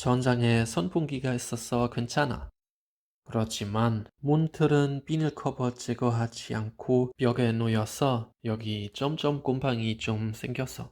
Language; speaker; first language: Korean; non-native, fluent; German